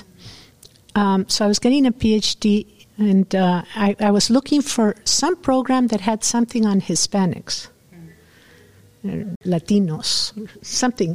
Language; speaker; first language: English; non-native, fluent; Spanish